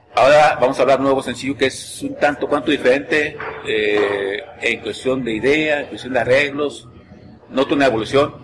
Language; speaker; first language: Spanish; native; Spanish